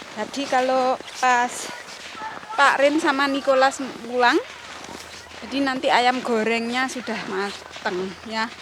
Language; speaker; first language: Indonesian; native; Indonesian